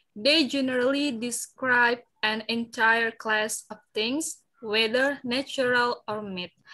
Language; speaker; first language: English; non-native, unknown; Indonesian